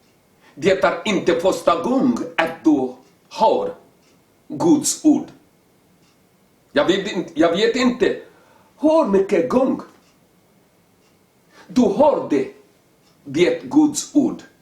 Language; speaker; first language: Swedish; non-native, learner; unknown